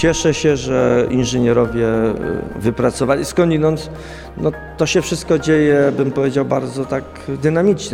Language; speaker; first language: Polish; native; Polish